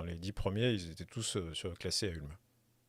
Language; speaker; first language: French; native; French